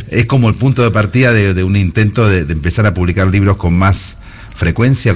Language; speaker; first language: Spanish; native; Spanish